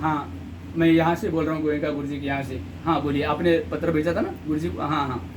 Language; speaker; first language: Hindi; non-native, local second language; Marathi